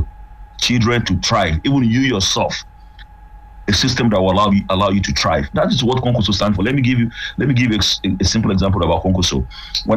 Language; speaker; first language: English; non-native, local second language; Yoruba